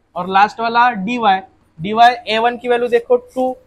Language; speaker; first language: Hindi; non-native, local second language; Marathi